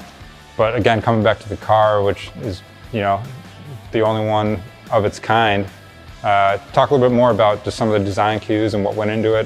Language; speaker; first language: English; native; English